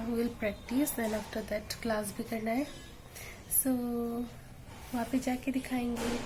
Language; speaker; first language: Hindi; non-native, local second language; Assamese